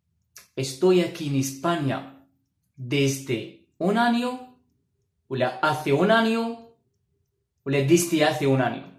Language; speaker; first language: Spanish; non-native, fluent; Arabic